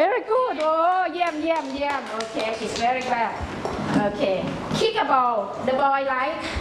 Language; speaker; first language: English; non-native, learner; Thai